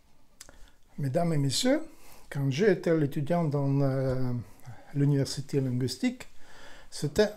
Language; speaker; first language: French; non-native, fluent; Ukrainian